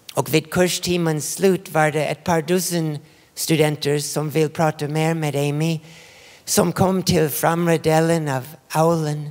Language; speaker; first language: Swedish; non-native, fluent; English